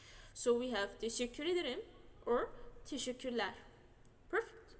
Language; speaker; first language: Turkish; non-native, fluent; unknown